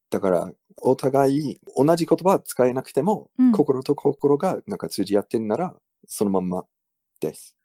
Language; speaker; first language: Japanese; non-native, fluent; English